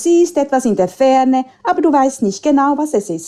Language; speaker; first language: German; native; German